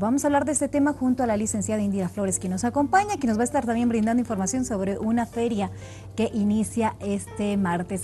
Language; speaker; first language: Spanish; native; Spanish